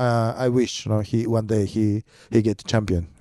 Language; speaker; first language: English; non-native, learner; Japanese